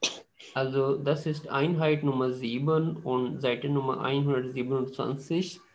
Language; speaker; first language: German; non-native, fluent; Urdu